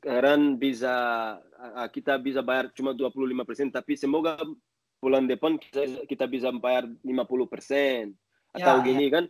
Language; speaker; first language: Indonesian; non-native, learner; Portuguese